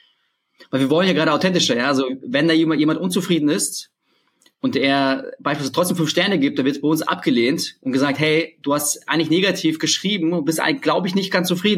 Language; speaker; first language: German; early bilingual, other home language; Russian